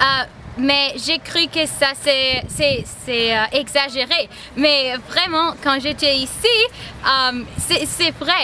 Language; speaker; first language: French; non-native, learner; English